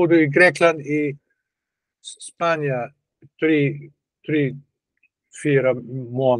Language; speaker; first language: Swedish; non-native, learner; Russian